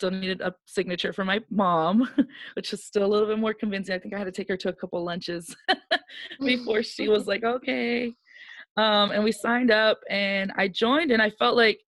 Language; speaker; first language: English; native; English